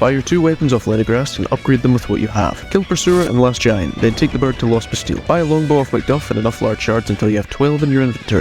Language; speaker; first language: English; native; English